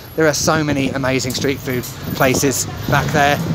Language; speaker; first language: English; native; English